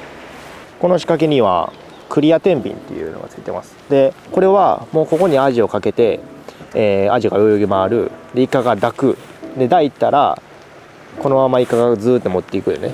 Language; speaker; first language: Japanese; native; Japanese